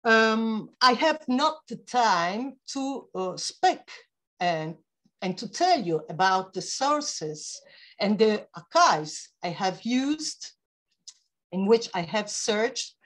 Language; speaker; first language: English; non-native, fluent; Italian